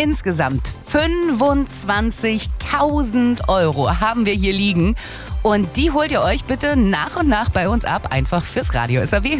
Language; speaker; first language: German; native; German